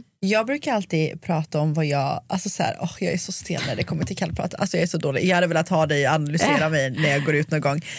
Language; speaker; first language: Swedish; native; Swedish